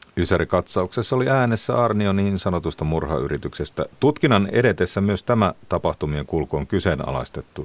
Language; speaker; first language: Finnish; native; Finnish